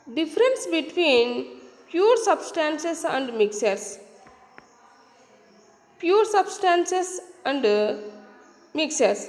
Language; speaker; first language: English; non-native, local second language; Telugu